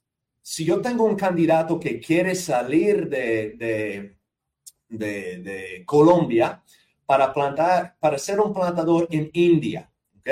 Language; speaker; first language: Spanish; non-native, fluent; English